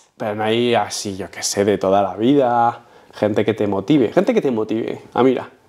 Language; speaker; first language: Spanish; native; Spanish